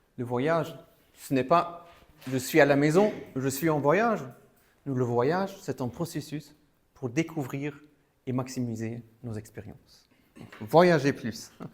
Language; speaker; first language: French; non-native, fluent; German